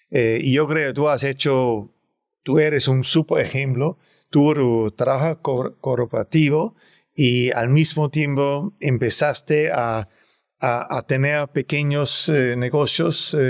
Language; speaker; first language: Spanish; non-native, fluent; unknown